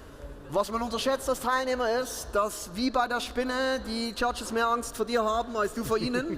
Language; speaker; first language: German; native; German